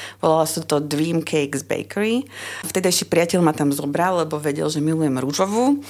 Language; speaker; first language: Slovak; native; Slovak